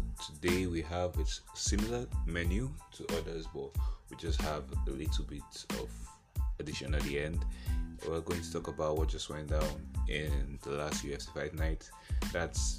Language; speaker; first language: English; non-native, local second language; Yoruba